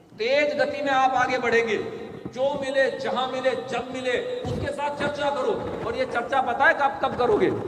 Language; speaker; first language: Hindi; native; Hindi